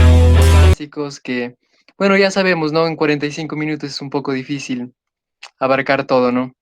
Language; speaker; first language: Spanish; native; Spanish